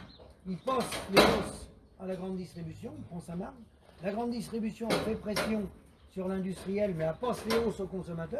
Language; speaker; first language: French; native; French